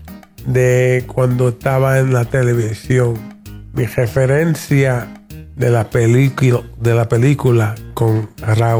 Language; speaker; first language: Spanish; early bilingual, heritage; English